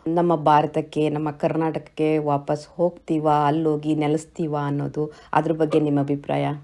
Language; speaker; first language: Kannada; native; Kannada